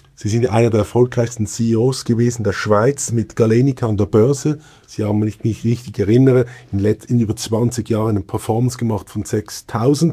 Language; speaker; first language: German; native; German